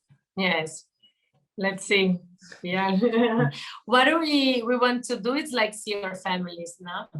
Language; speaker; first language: English; non-native, learner; Portuguese